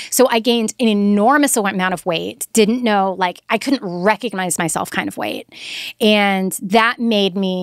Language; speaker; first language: English; native; English